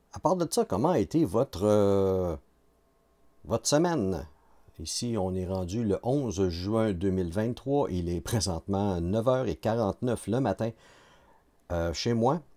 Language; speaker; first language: French; native; French